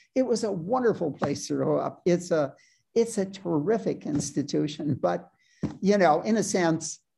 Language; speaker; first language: English; native; English